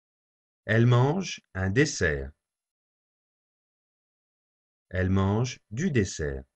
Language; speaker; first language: French; non-native, fluent; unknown